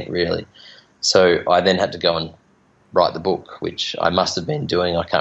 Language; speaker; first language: English; native; English